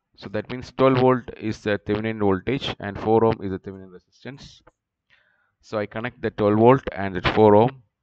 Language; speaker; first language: English; non-native, local second language; Malayalam